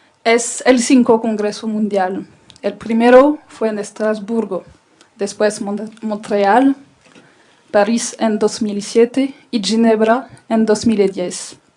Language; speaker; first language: Spanish; non-native, fluent; French